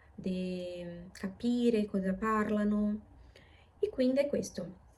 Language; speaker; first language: Italian; non-native, learner; Portuguese